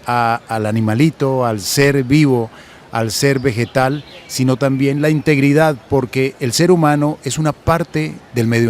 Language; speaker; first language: Spanish; native; Spanish